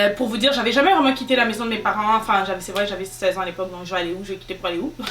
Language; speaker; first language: French; non-native, local second language; Lingala